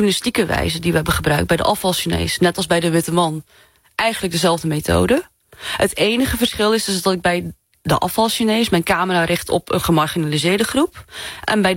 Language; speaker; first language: Dutch; non-native, local second language; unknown